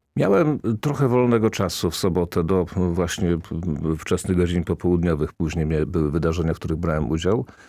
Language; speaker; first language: Polish; native; Polish